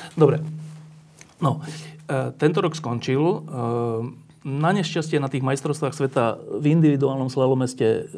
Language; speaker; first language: Slovak; native; Slovak